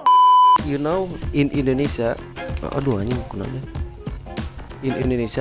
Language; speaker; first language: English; non-native, learner; Sundanese